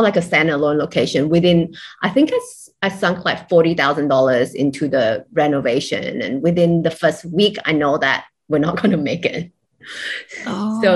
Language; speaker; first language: English; non-native, local second language; Chinese